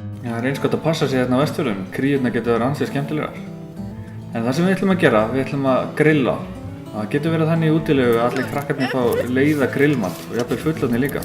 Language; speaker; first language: Icelandic; native; Icelandic